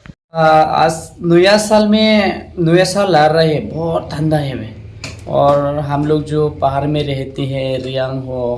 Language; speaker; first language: Hindi; non-native, local second language; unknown